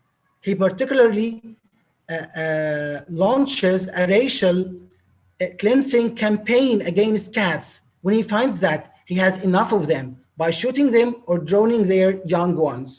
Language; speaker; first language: English; non-native, local second language; Arabic